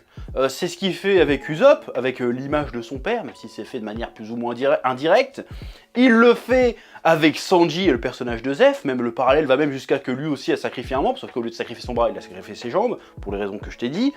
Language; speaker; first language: French; native; French